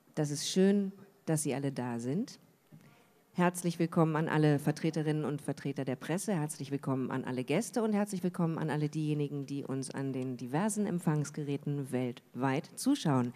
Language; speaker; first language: German; native; German